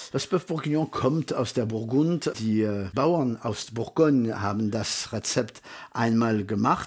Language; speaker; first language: German; early bilingual, heritage; French